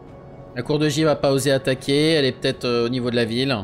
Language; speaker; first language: French; native; French